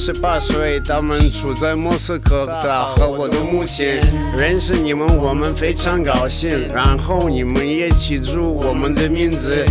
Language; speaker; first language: Chinese; non-native, learner; Russian